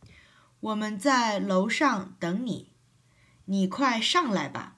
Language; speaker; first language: Chinese; non-native, learner; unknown